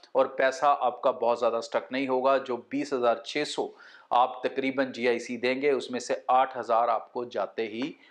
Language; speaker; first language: Hindi; non-native, local second language; Punjabi